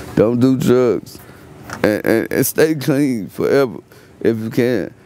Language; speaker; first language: English; native; English